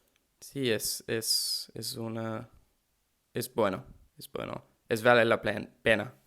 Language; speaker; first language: Spanish; non-native, learner; English